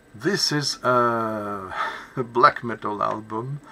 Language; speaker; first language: English; non-native, fluent; French